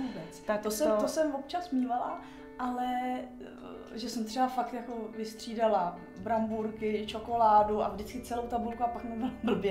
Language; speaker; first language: Czech; native; Czech